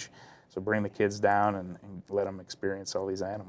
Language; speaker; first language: English; native; English